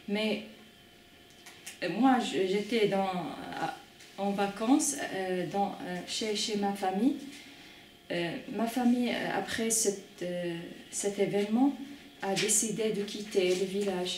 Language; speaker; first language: French; non-native, fluent; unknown